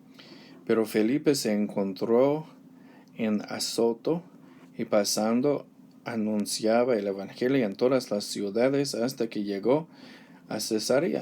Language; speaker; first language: Spanish; non-native, learner; English